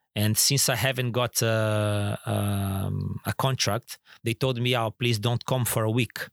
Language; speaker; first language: English; non-native, fluent; Portuguese